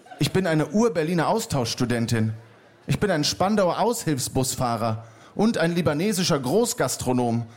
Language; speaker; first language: German; native; German